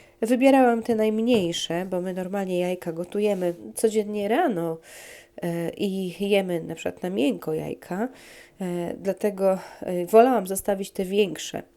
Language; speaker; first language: Polish; native; Polish